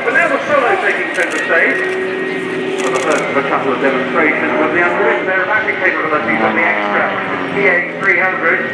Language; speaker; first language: English; native; English